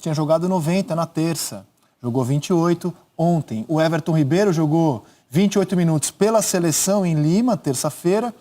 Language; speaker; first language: Portuguese; native; Portuguese